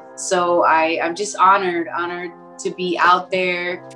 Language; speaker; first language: English; early bilingual, other home language; Spanish